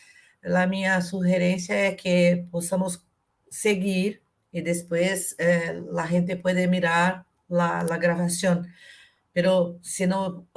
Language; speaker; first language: Spanish; non-native, fluent; Portuguese